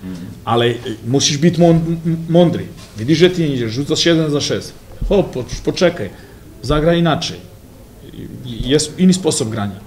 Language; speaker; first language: Polish; non-native, fluent; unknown